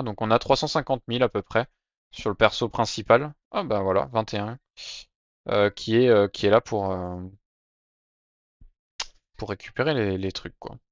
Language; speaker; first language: French; native; French